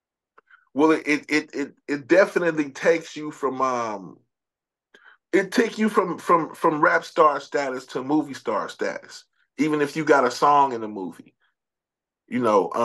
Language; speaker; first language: English; native; English